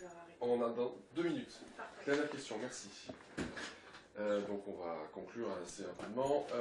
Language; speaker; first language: French; native; French